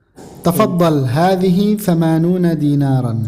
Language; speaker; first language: Arabic; non-native, fluent; Indonesian